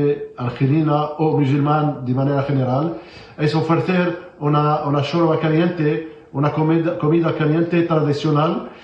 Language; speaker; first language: Spanish; non-native, fluent; Arabic